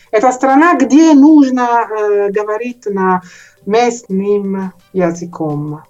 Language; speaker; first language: Russian; non-native, learner; Italian